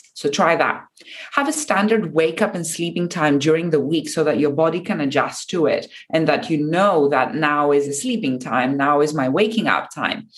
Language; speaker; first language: English; non-native, fluent; Japanese